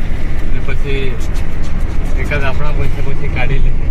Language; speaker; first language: Gujarati; non-native, local second language; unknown